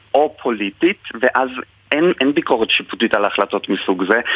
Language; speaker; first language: Hebrew; non-native, fluent; Polish